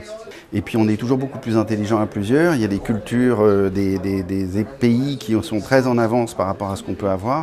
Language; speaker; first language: French; native; French